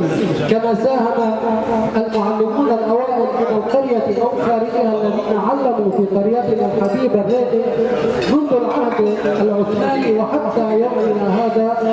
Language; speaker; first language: Arabic; native; Arabic